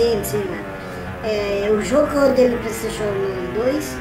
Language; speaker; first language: Portuguese; non-native, learner; Italian